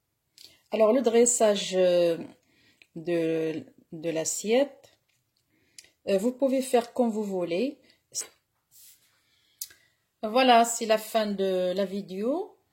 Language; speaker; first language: French; non-native, local second language; Arabic